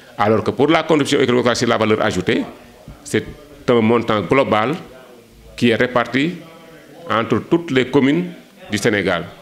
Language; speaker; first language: French; non-native, local second language; Wolof